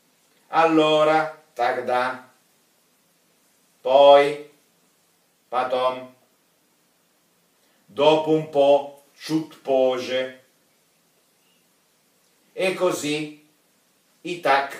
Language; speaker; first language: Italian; non-native, fluent; Russian